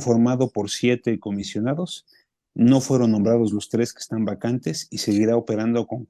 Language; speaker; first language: Spanish; native; Spanish